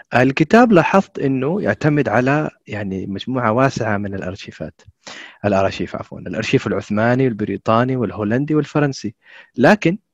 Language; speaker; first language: Arabic; native; Arabic